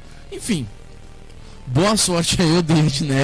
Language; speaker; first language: Portuguese; native; Portuguese